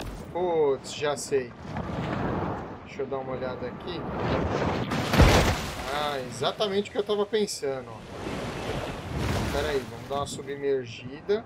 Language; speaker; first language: Portuguese; native; Portuguese